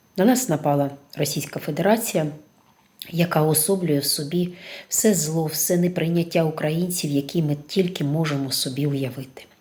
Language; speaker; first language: Ukrainian; non-native, local second language; Russian